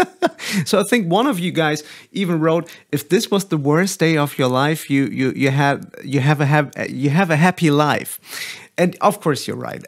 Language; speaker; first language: English; non-native, fluent; German